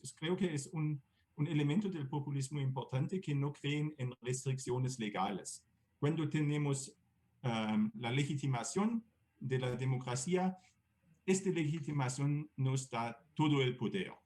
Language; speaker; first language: Spanish; non-native, fluent; German